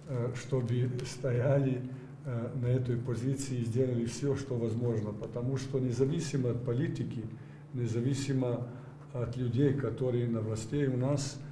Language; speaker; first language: Russian; non-native, learner; Serbian